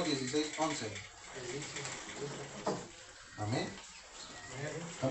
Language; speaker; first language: Spanish; native; Spanish